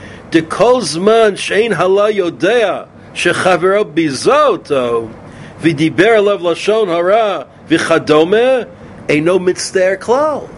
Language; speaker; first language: Hebrew; non-native, fluent; English